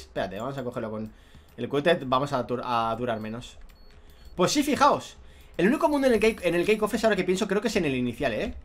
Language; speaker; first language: Spanish; native; Spanish